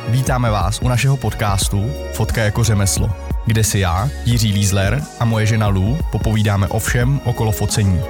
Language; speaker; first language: Czech; native; Czech